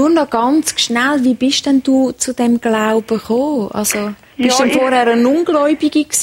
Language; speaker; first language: German; native; German